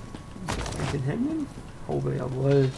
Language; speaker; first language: German; native; German